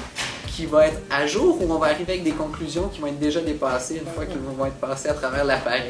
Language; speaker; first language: French; native; French